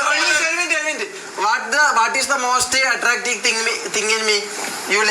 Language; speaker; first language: English; non-native, local second language; Malayalam